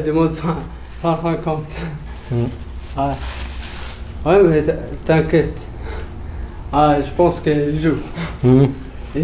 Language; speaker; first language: French; non-native, learner; Arabic